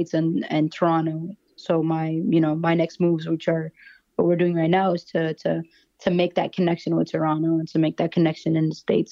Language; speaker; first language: English; native; English